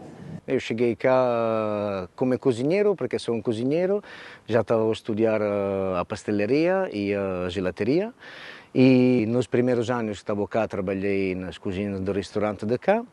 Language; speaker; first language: Portuguese; non-native, fluent; Italian